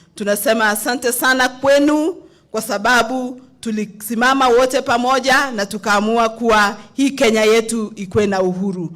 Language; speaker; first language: Swahili; non-native, local second language; Kalenjin